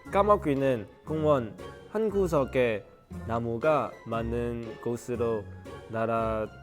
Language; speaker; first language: Korean; non-native, fluent; Cantonese